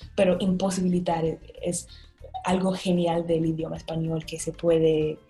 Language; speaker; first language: Spanish; non-native, fluent; English